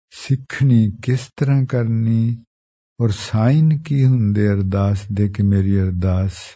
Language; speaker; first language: Punjabi; native; Punjabi